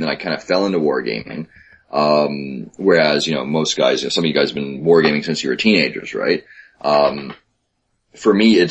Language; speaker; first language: English; native; English